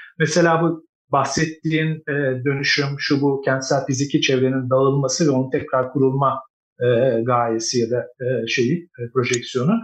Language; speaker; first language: Turkish; native; Turkish